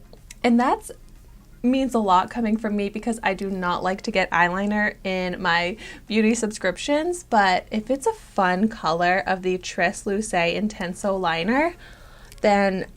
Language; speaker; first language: English; native; English